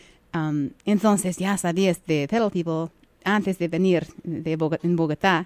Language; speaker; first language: Spanish; non-native, fluent; English